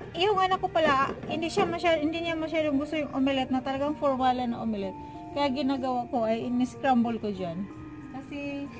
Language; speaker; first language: Filipino; non-native, local second language; Cebuano